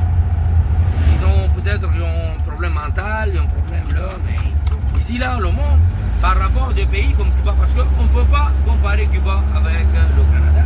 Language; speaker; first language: French; native; French